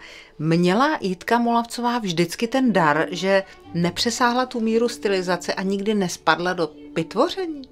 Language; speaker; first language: Czech; native; Czech